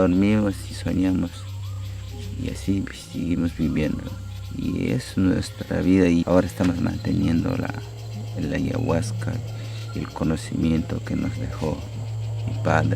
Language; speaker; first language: Spanish; non-native, local second language; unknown